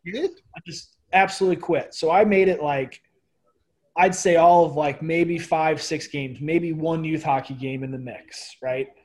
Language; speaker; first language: English; native; English